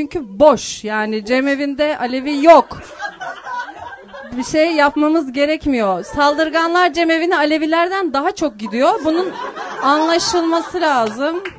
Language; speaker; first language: Turkish; native; Turkish